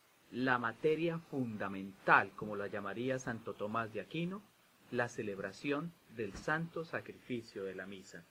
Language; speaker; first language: Spanish; native; Spanish